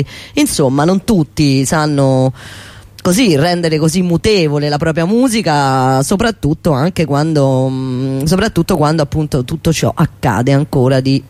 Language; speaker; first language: Italian; native; Italian